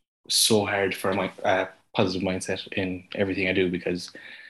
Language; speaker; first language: English; native; English